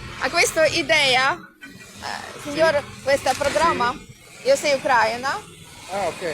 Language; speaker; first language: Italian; non-native, learner; Ukrainian